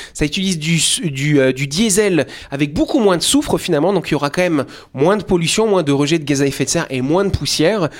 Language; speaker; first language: French; native; French